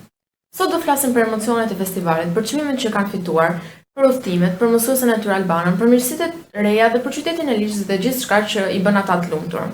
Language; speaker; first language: Albanian; native; Albanian